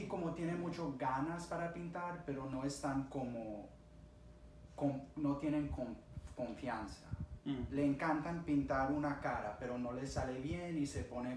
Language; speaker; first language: Spanish; early bilingual, other home language; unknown